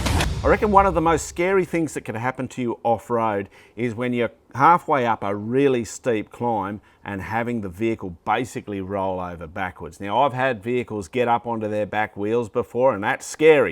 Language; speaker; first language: English; native; English